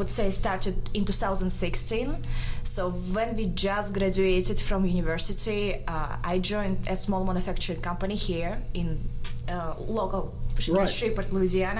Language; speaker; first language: English; non-native, fluent; Kazakh